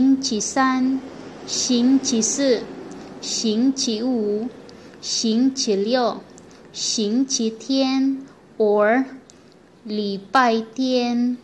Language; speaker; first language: Chinese; non-native, learner; Filipino